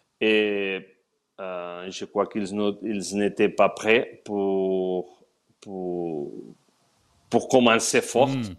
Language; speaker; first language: French; non-native, learner; Spanish